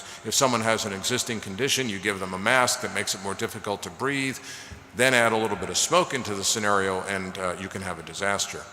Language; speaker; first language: English; native; English